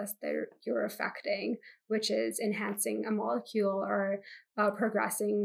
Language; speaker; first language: English; non-native, local second language; Hindi